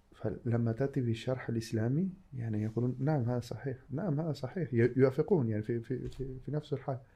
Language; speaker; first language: Arabic; non-native, fluent; Spanish